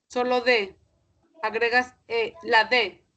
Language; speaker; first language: Spanish; native; Spanish